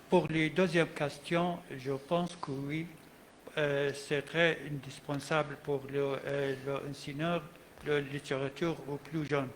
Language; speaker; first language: French; non-native, learner; Arabic